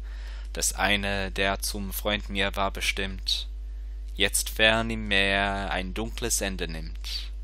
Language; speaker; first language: German; non-native, fluent; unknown